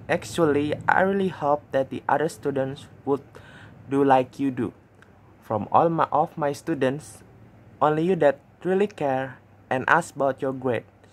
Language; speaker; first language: English; non-native, learner; Indonesian